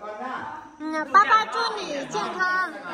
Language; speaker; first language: Chinese; non-native, fluent; Vietnamese